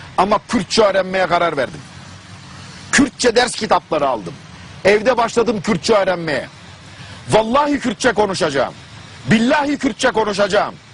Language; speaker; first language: Turkish; non-native, fluent; German